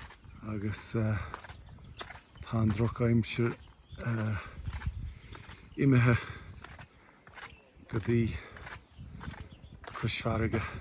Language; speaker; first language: Irish; non-native, learner; English